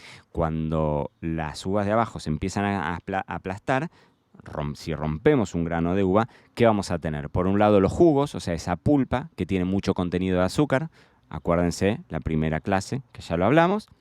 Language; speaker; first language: Spanish; native; Spanish